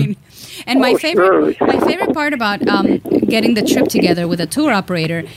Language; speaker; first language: English; early bilingual, other home language; Spanish